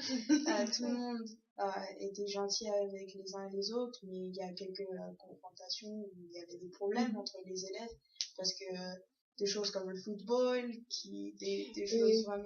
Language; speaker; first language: French; early bilingual, other home language; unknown